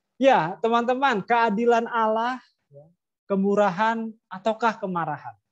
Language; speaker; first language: Indonesian; native; Indonesian